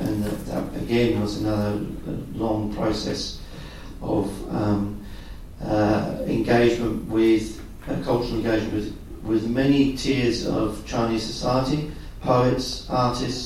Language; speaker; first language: English; native; English